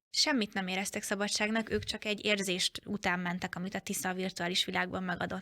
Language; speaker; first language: Hungarian; native; Hungarian